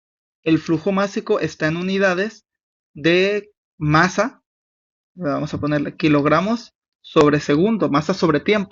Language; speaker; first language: Spanish; native; Spanish